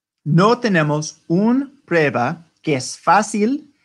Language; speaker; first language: Spanish; non-native, learner; English